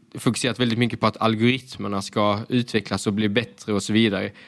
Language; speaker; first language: Swedish; native; Swedish